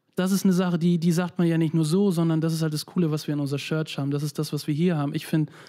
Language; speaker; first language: German; native; German